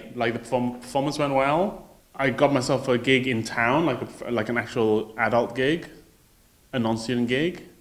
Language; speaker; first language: English; native; English